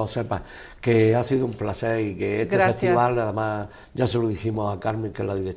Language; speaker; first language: Spanish; native; Spanish